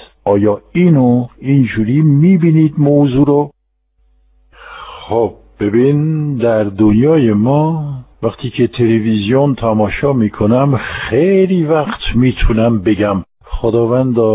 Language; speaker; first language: Persian; non-native, fluent; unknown